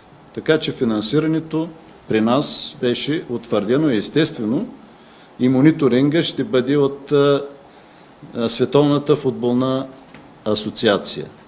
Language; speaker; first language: Bulgarian; native; Bulgarian